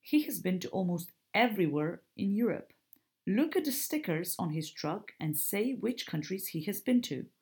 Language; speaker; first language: English; non-native, fluent; Slovenian